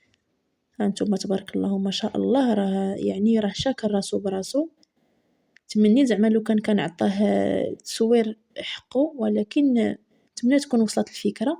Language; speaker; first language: Arabic; native; Arabic